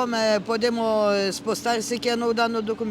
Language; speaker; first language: Italian; non-native, learner; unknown